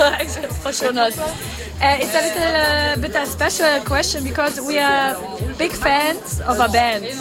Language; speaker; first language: English; non-native, learner; German